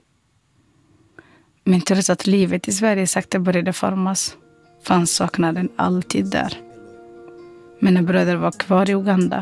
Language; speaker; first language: Swedish; non-native, fluent; Somali